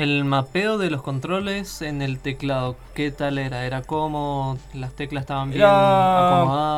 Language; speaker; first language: Spanish; native; Spanish